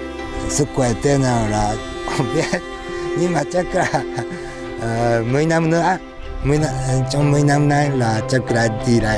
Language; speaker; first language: Vietnamese; non-native, learner; Japanese